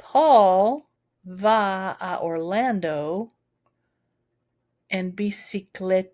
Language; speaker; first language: Spanish; non-native, fluent; English